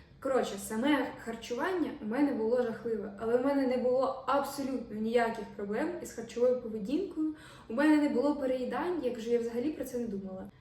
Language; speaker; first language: Ukrainian; non-native, local second language; Russian